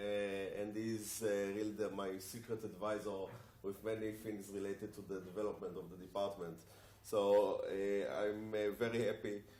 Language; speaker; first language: English; non-native, fluent; Hebrew